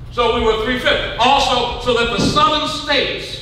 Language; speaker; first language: English; native; English